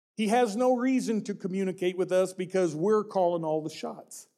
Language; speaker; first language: English; native; English